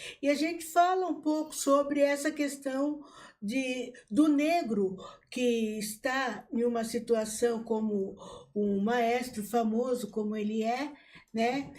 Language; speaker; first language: Portuguese; native; Portuguese